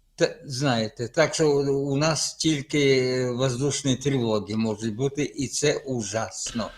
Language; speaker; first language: Ukrainian; native; Ukrainian